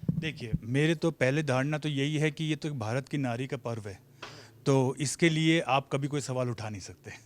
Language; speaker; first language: Hindi; native; Hindi